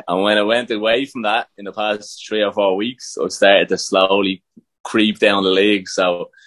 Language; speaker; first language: English; native; English